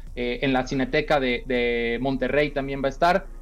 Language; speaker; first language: Spanish; native; Spanish